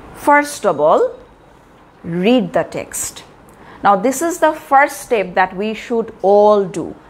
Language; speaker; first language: English; non-native, local second language; Bangla